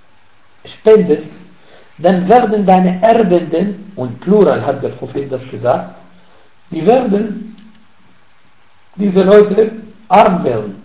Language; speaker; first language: German; non-native, fluent; Arabic